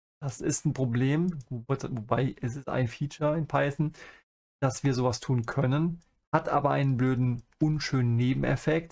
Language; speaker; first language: German; native; German